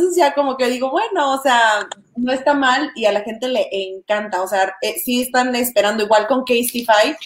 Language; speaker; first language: Spanish; native; Spanish